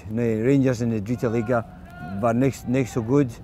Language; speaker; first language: German; non-native, learner; English